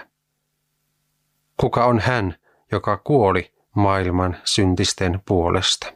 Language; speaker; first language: Finnish; native; Finnish